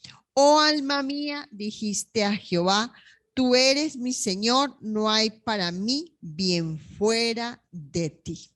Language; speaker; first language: Spanish; native; Spanish